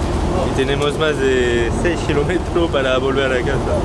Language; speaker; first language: Spanish; non-native, fluent; French